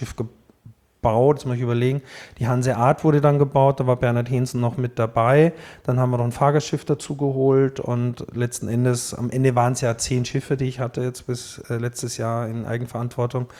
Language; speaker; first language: German; native; German